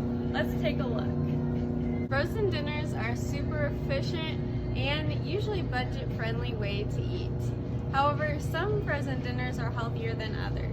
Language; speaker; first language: English; native; English